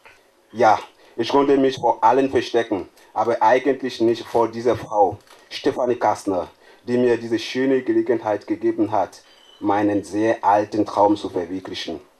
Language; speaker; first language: German; non-native, fluent; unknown